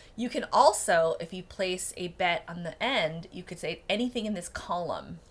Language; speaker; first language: English; native; English